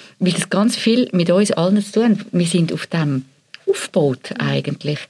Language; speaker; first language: German; native; German